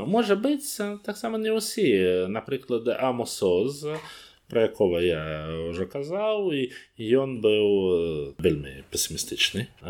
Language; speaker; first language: Belarusian; non-native, learner; Russian